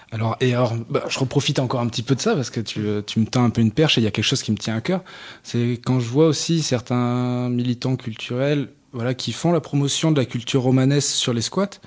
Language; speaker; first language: French; native; French